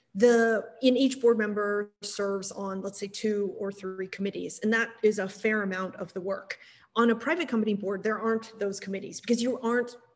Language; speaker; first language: English; native; English